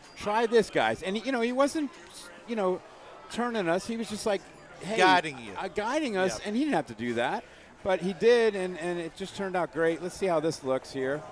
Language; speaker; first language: English; native; English